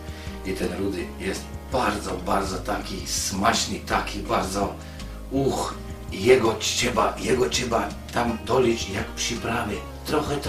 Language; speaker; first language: Polish; non-native, fluent; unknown